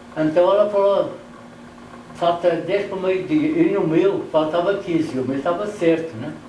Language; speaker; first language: Portuguese; native; Portuguese